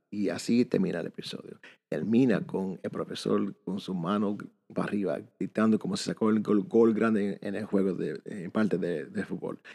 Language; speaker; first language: Spanish; early bilingual, heritage; Spanish